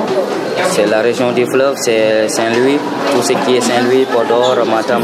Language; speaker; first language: French; non-native, local second language; Fula